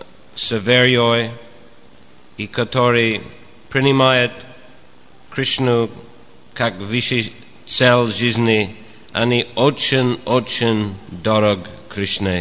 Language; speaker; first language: Russian; non-native, fluent; English